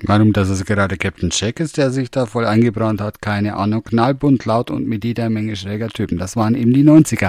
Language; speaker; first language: German; native; German